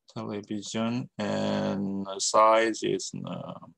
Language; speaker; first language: English; non-native, fluent; Korean